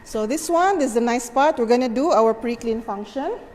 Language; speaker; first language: English; non-native, local second language; Malay